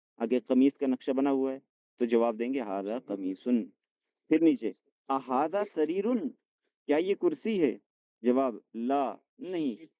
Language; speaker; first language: Urdu; non-native, local second language; Punjabi